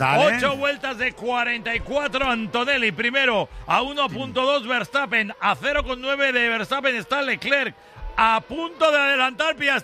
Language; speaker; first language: Spanish; native; Spanish